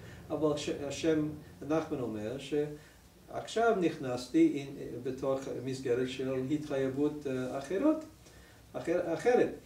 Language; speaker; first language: Hebrew; non-native, fluent; English